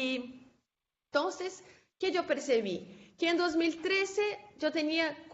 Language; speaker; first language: Spanish; non-native, fluent; Portuguese